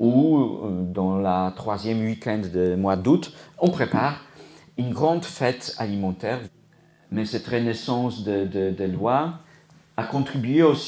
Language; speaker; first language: French; non-native, fluent; Polish